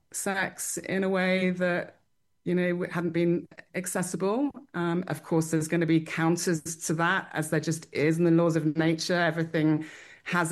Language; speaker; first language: English; native; English